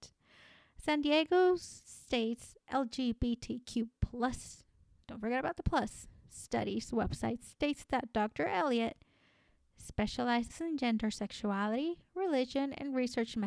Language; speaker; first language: English; non-native, fluent; Spanish